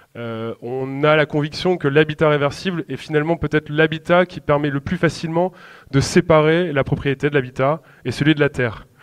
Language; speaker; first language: French; native; French